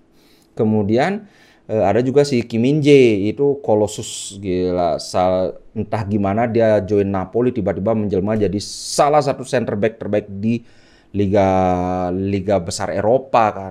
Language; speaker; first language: Indonesian; native; Indonesian